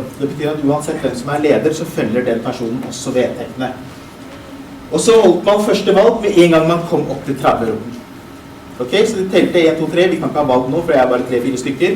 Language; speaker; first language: Norwegian; early bilingual, other home language; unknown